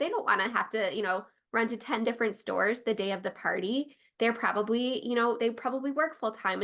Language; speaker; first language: English; native; English